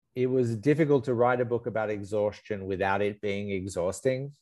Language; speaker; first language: English; native; English